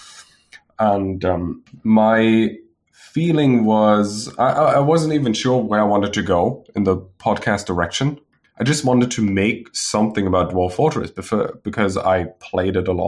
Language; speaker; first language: English; non-native, fluent; German